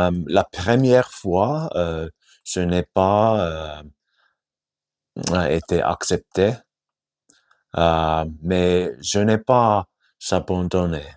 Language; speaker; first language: French; non-native, fluent; Finnish